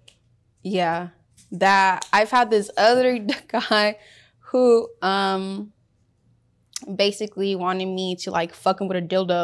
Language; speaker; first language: English; early bilingual, other home language; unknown